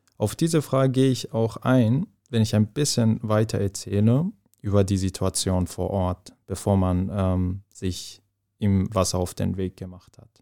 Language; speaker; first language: German; non-native, fluent; Persian